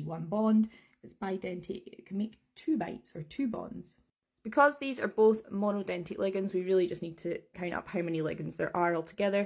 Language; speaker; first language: English; native; English